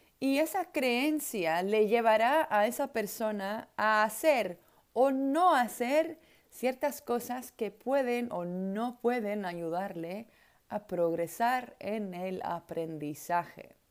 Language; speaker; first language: Spanish; non-native, fluent; Dutch